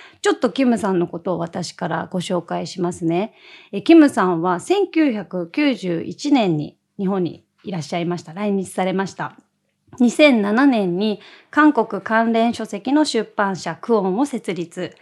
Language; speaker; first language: Japanese; native; Japanese